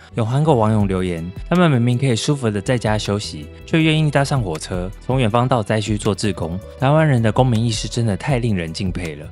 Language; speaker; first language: Chinese; native; Chinese